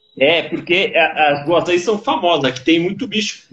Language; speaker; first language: Portuguese; native; Portuguese